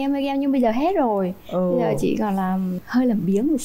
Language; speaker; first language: Vietnamese; native; Vietnamese